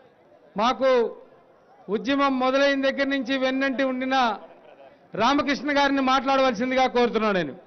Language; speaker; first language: Telugu; native; Telugu